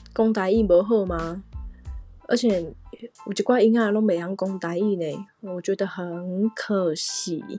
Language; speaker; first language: Chinese; non-native, local second language; Min Nan Chinese